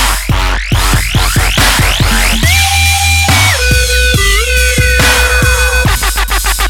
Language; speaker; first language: English; native; English